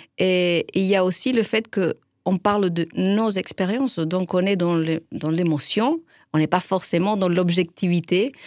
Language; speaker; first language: French; non-native, fluent; Spanish